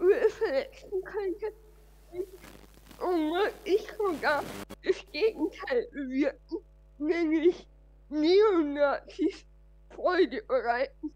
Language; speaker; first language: German; non-native, fluent; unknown